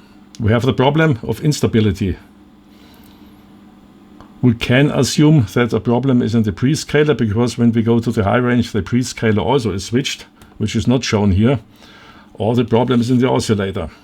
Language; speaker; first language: English; non-native, fluent; German